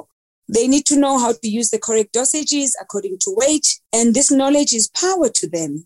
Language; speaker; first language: English; non-native, local second language; Xhosa